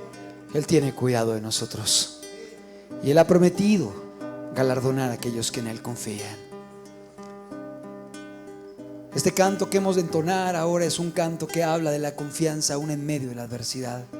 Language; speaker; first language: Spanish; native; Spanish